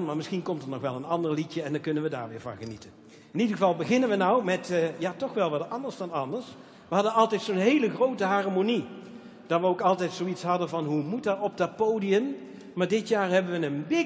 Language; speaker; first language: Dutch; native; Dutch